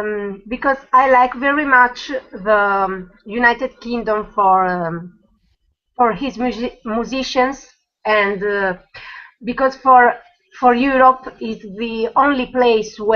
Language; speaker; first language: English; non-native, learner; Italian